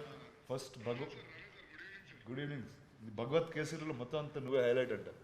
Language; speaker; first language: Telugu; native; Telugu